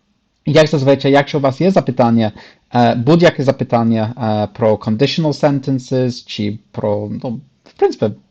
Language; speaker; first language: Ukrainian; non-native, fluent; English